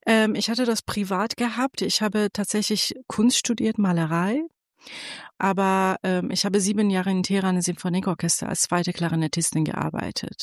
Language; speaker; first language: German; non-native, fluent; Persian